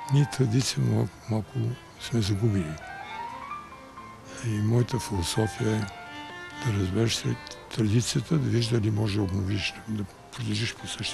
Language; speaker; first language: Bulgarian; early bilingual, heritage; Bulgarian